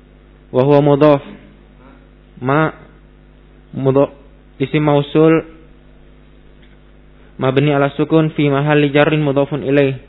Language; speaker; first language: Arabic; non-native, learner; Indonesian